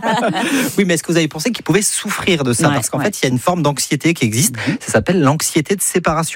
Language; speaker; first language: French; native; French